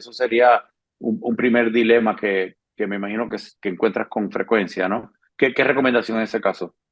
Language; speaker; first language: Spanish; native; Spanish